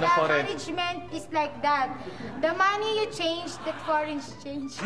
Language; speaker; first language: English; non-native, learner; Filipino